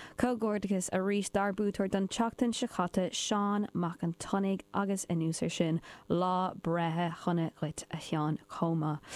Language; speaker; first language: Irish; non-native, local second language; English